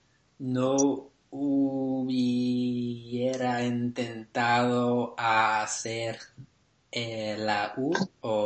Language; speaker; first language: Spanish; non-native, learner; English